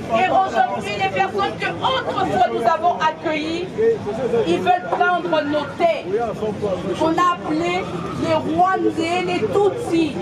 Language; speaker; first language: French; non-native, local second language; Lingala